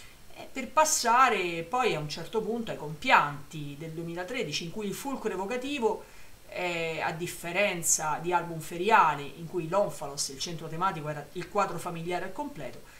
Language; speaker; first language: Italian; native; Italian